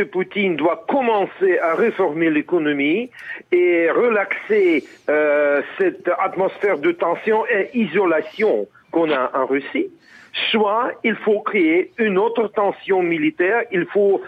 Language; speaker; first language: French; non-native, fluent; Russian